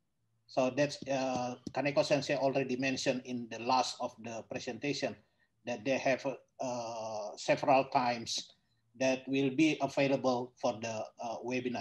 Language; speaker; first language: English; non-native, learner; Indonesian